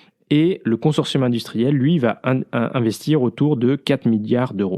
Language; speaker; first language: French; native; French